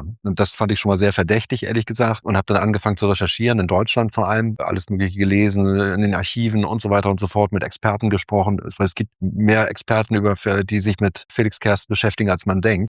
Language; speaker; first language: German; native; German